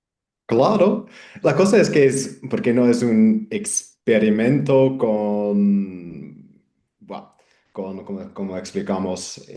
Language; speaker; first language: Spanish; non-native, fluent; English